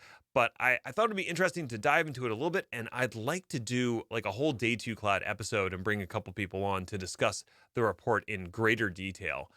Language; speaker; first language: English; native; English